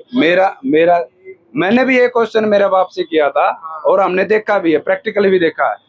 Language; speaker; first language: Hindi; native; Hindi